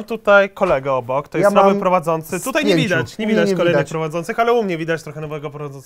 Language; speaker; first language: Polish; native; Polish